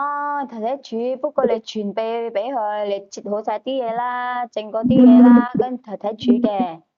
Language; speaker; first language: Cantonese; native; Cantonese